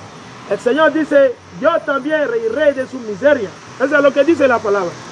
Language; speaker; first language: Spanish; non-native, learner; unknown